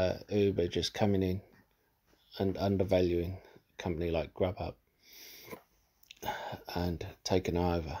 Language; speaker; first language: English; native; English